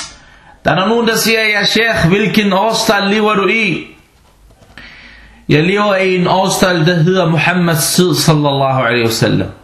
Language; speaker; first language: Danish; early bilingual, other home language; Arabic